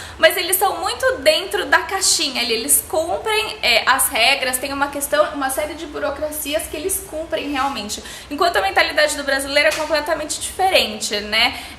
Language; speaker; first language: Portuguese; native; Portuguese